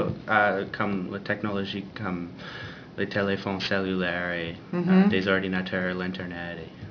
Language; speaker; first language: French; non-native, learner; English